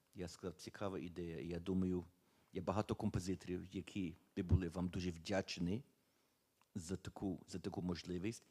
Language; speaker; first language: Ukrainian; early bilingual, heritage; Ukrainian